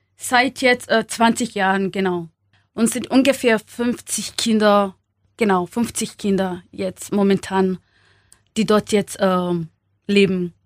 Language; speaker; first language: German; non-native, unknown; Swahili